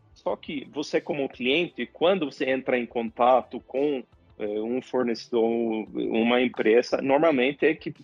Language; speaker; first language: Portuguese; non-native, fluent; Swedish